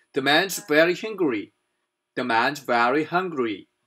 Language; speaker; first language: English; non-native, fluent; Korean